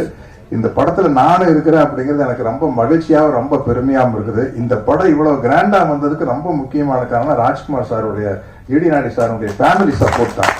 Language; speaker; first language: Tamil; native; Tamil